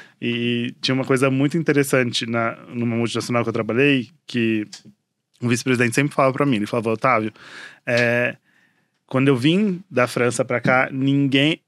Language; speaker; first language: Portuguese; native; Portuguese